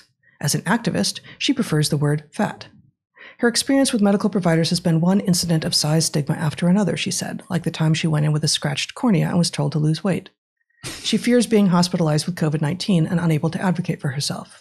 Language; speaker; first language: English; native; English